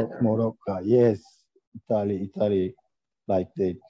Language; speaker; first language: English; non-native, learner; Turkish